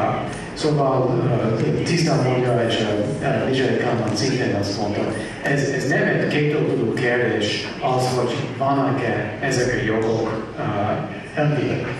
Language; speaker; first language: Hungarian; non-native, fluent; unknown